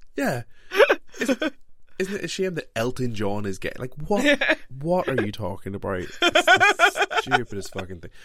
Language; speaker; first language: English; native; English